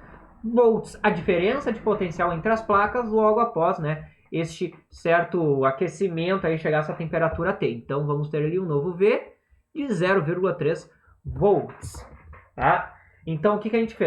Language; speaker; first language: Portuguese; native; Portuguese